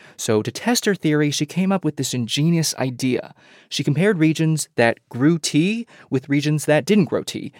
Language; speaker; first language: English; early bilingual, other home language; Chinese